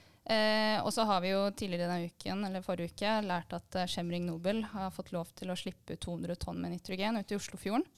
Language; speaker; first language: Norwegian; native; Norwegian